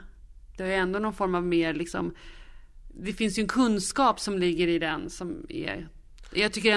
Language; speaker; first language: Swedish; native; Swedish